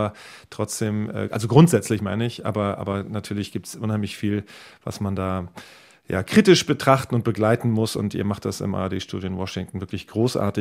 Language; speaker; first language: German; native; German